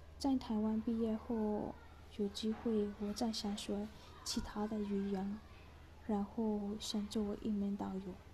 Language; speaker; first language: Chinese; non-native, learner; Burmese